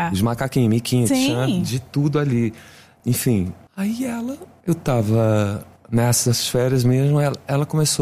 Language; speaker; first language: Portuguese; native; Portuguese